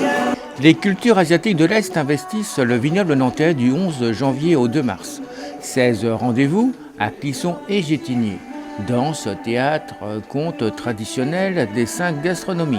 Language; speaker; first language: French; native; French